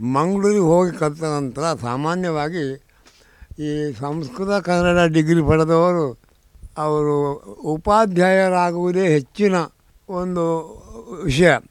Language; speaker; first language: Kannada; non-native, local second language; Tulu